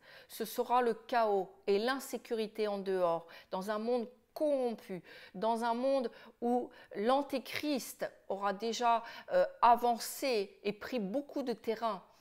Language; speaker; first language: French; native; French